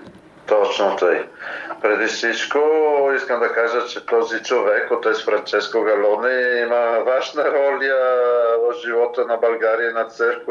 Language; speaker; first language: Bulgarian; non-native, fluent; Italian